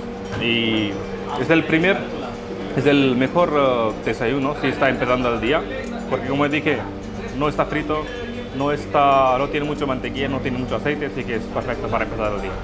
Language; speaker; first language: Spanish; non-native, fluent; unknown